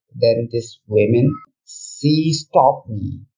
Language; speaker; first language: English; non-native, local second language; Manipuri